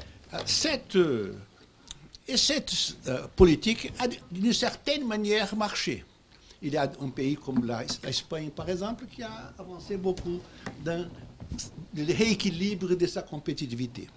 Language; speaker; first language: French; non-native, fluent; Portuguese